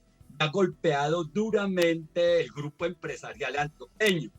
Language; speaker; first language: Spanish; native; Spanish